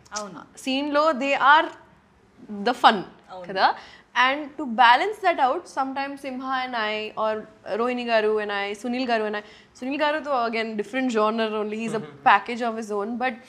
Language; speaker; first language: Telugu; non-native, local second language; Hindi